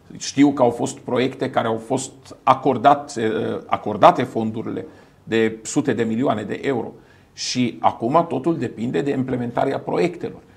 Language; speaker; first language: Romanian; non-native, fluent; Arabic